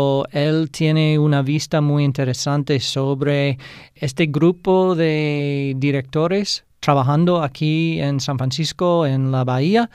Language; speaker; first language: Spanish; non-native, fluent; English